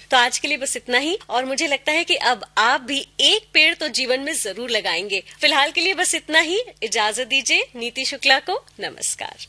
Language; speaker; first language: Hindi; native; Hindi